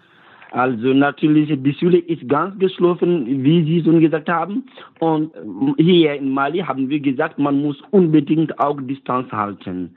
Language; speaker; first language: German; non-native, learner; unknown